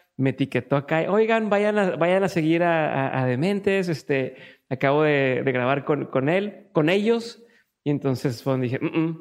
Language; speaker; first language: Spanish; native; Spanish